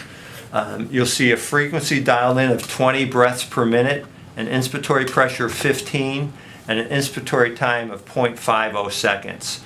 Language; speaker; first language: English; native; English